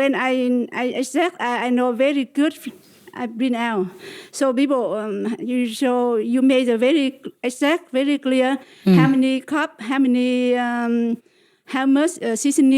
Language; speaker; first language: English; non-native, learner; Vietnamese